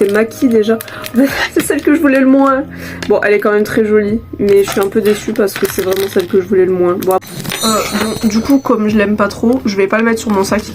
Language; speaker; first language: French; native; French